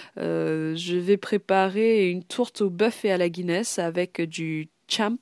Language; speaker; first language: French; non-native, fluent; English